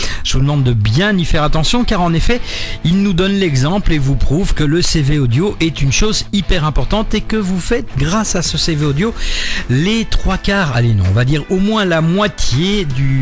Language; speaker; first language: French; native; French